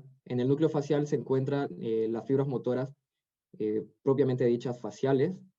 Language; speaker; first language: Spanish; native; Spanish